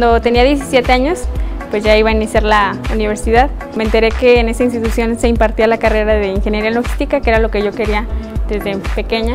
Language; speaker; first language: Spanish; native; Spanish